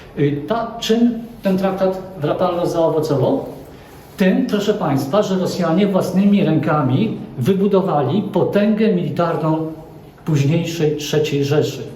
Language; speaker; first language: Polish; native; Polish